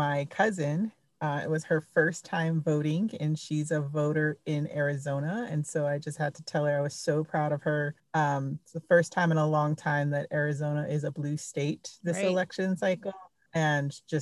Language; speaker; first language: English; early bilingual, other home language; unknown